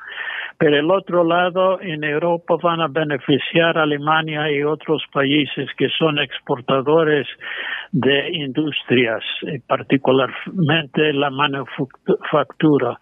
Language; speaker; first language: Spanish; non-native, fluent; English